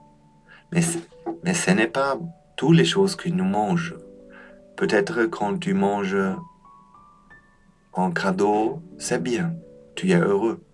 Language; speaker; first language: French; non-native, learner; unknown